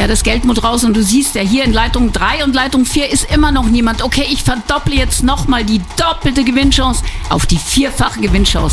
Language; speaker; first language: German; native; German